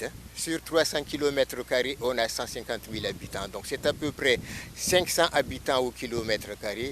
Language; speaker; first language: French; non-native, local second language; Malagasy